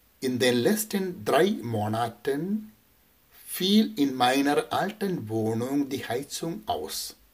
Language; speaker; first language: German; non-native, fluent; Malayalam